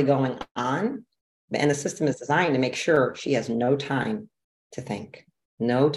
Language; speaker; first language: English; native; English